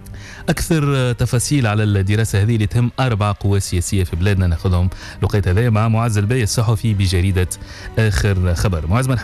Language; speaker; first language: Arabic; native; Arabic